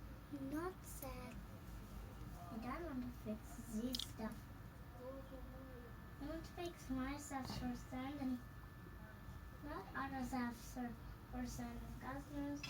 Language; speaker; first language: English; non-native, learner; Russian